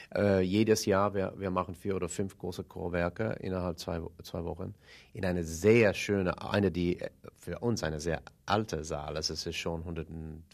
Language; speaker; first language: German; non-native, fluent; English